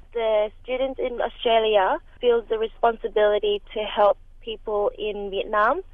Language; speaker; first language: English; early bilingual, other home language; Vietnamese